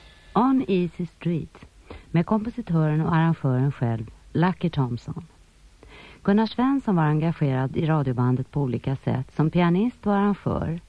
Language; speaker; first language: Swedish; native; Swedish